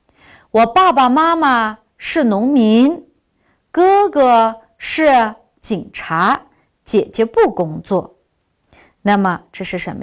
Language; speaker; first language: Chinese; non-native, local second language; Uyghur